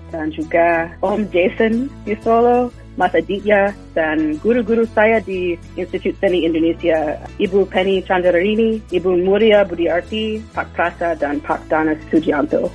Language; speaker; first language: Indonesian; non-native, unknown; English